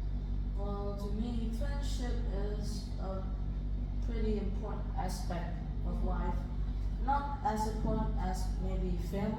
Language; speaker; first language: English; non-native, fluent; Vietnamese